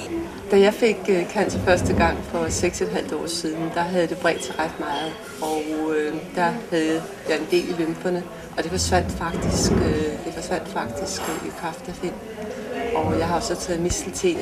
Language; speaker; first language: Danish; native; Danish